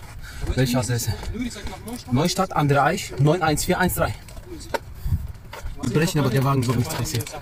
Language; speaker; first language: German; non-native, fluent; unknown